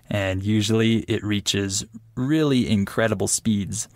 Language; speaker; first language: English; native; English